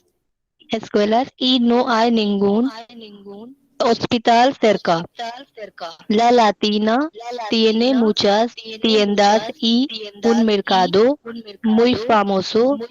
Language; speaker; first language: Spanish; non-native, learner; Hindi